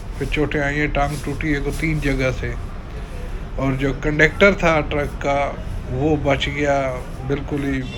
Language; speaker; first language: Urdu; non-native, local second language; Sindhi